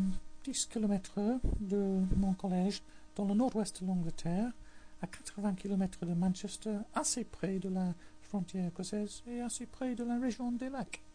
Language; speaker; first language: French; non-native, fluent; English